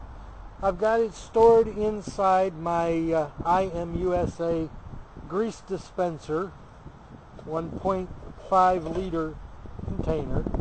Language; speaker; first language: English; native; English